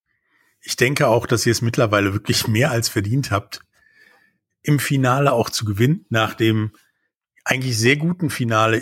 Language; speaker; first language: German; native; German